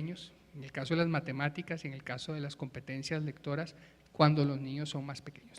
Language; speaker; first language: Spanish; native; Spanish